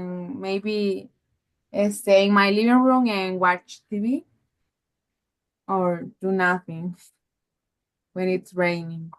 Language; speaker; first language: English; non-native, learner; Spanish